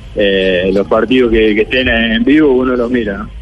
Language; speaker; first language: Spanish; native; Spanish